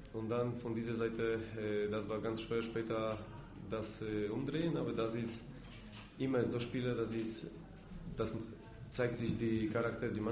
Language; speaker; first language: German; non-native, fluent; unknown